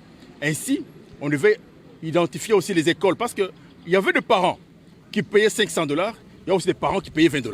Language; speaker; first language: French; non-native, local second language; Lingala